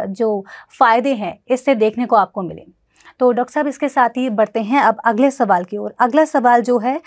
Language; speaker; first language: Hindi; native; Hindi